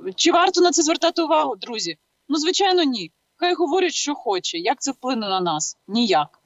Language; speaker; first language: Ukrainian; native; Ukrainian